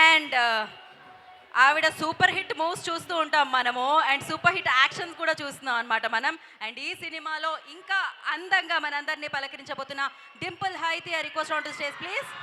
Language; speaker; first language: Telugu; native; Telugu